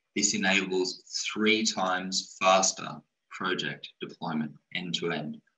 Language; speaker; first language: English; native; English